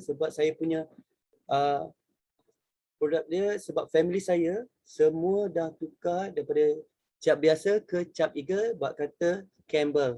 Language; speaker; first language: Malay; native; Malay